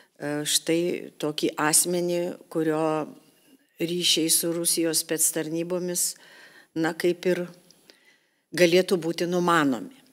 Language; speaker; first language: Lithuanian; native; Lithuanian